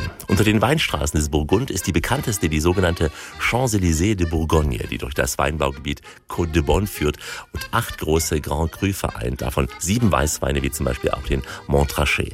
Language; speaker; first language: German; native; German